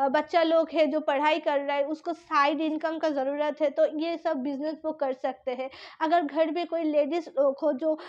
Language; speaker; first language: Hindi; non-native, local second language; Bangla